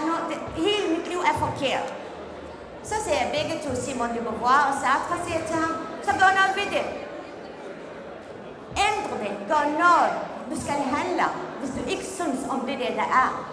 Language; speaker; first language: Danish; non-native, fluent; Central Kurdish